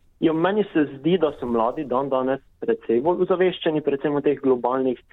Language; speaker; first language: Slovenian; native; Slovenian